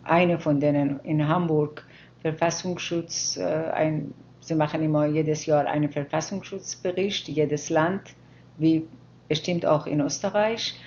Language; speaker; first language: German; non-native, fluent; Persian